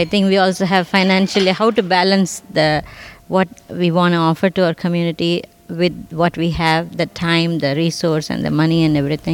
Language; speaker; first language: English; non-native, local second language; Tamil